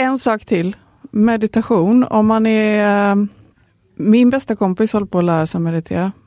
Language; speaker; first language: Swedish; native; Swedish